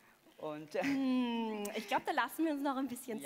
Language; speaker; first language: German; native; German